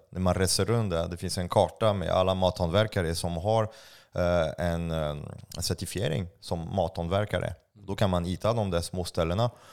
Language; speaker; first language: Swedish; non-native, fluent; French